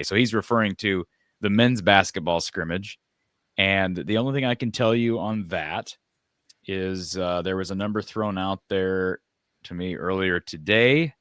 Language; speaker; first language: English; native; English